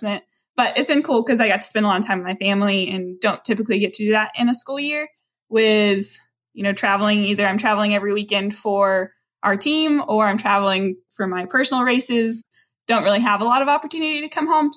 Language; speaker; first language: English; native; English